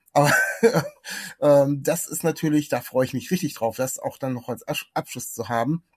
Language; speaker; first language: German; native; German